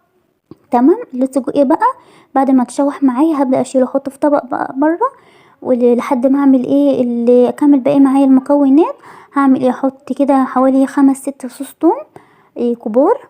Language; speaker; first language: Arabic; native; Arabic